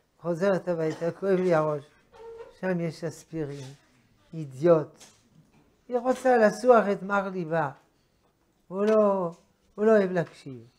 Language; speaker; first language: Hebrew; non-native, fluent; French